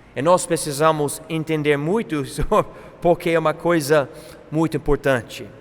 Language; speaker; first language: Portuguese; non-native, fluent; English